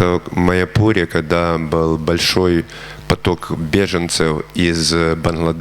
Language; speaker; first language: Russian; native; Russian